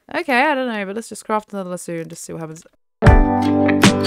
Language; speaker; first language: English; native; English